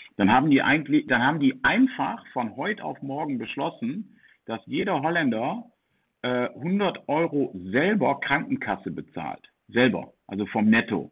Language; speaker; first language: German; early bilingual, heritage; German